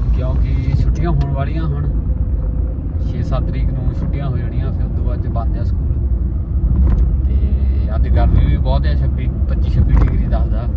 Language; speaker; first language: Punjabi; native; Punjabi